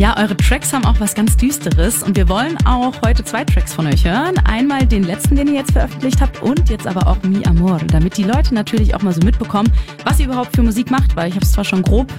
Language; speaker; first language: German; native; German